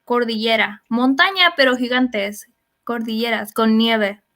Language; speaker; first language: Spanish; native; Spanish